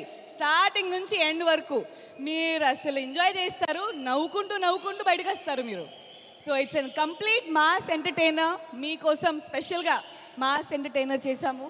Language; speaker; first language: Telugu; non-native, learner; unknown